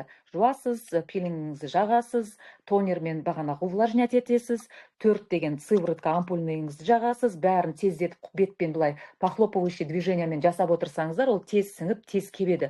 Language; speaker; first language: Kazakh; native; Kazakh